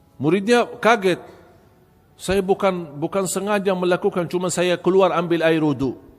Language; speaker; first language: Malay; non-native, fluent; Arabic